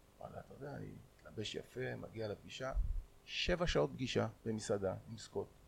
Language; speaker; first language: Hebrew; native; Hebrew